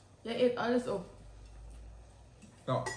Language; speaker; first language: Dutch; non-native, learner; Thai